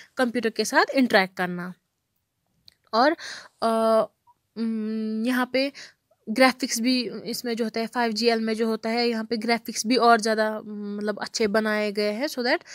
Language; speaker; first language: Hindi; non-native, local second language; Kashmiri